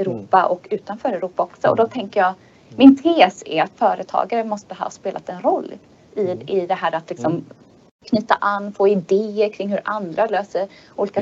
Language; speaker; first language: Swedish; native; Swedish